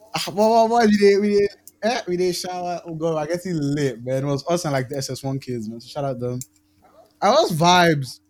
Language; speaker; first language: English; non-native, local second language; Yoruba